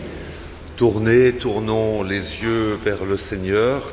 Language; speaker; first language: French; native; French